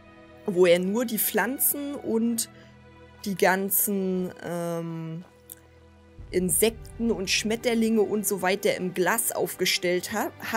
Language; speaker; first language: German; native; German